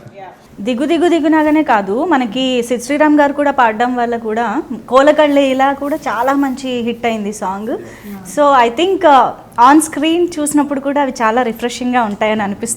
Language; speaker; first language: Telugu; native; Telugu